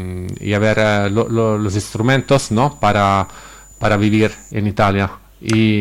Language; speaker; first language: Spanish; non-native, learner; Italian